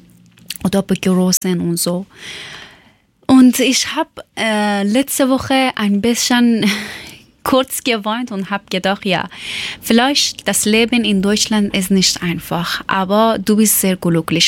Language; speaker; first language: German; non-native, learner; Persian